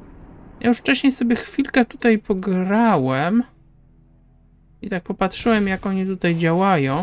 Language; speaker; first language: Polish; native; Polish